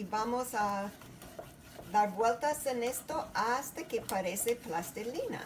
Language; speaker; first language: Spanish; non-native, learner; English